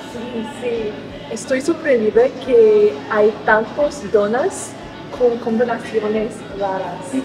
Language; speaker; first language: Spanish; non-native, fluent; English